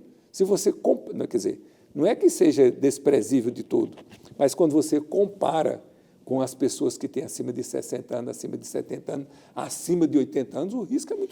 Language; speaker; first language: Portuguese; native; Portuguese